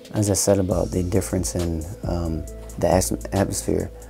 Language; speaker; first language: English; native; English